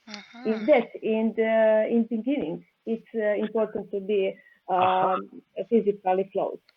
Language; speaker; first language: English; non-native, learner; Serbian